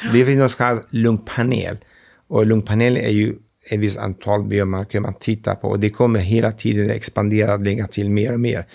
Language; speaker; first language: Swedish; non-native, fluent; Kurdish